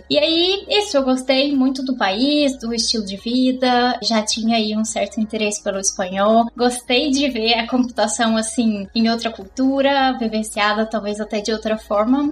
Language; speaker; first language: Portuguese; native; Portuguese